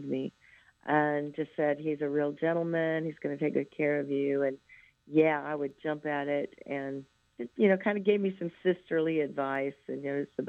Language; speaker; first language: English; native; English